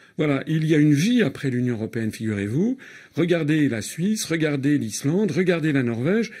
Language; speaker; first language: French; native; French